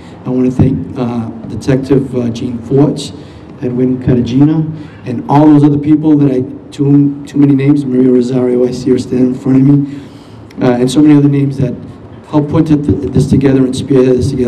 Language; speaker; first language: English; native; English